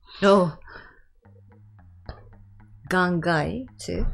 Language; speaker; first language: English; non-native, learner; Japanese